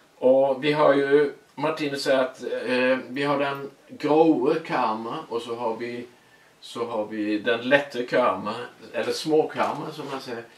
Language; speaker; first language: Swedish; native; Swedish